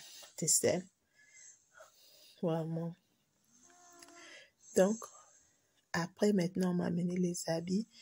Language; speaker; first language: French; non-native, local second language; Lingala